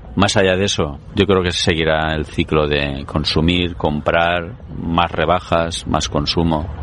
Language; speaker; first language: Spanish; native; Spanish